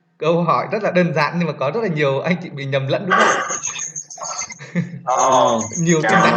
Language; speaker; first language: Vietnamese; native; Vietnamese